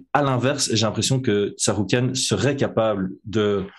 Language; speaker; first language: French; native; French